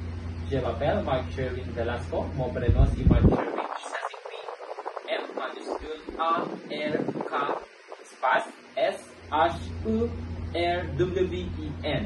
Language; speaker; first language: French; non-native, learner; Filipino